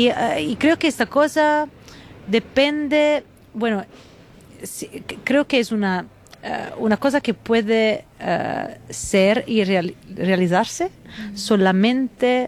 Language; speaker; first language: Spanish; non-native, fluent; Italian